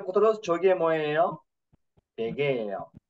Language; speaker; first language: Korean; non-native, fluent; Kyrgyz